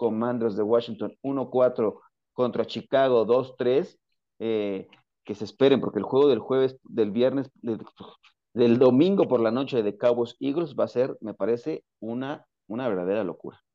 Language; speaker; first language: Spanish; native; Spanish